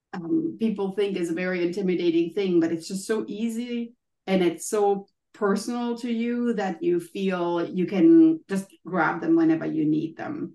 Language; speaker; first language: English; non-native, fluent; German